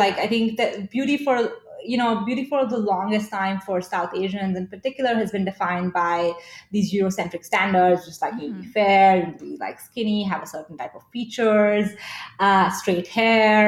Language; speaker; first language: English; non-native, local second language; Hindi